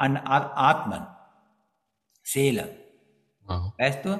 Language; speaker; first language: German; non-native, fluent; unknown